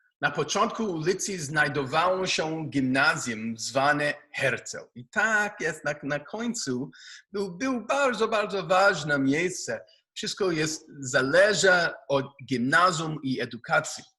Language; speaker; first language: Polish; non-native, learner; Hebrew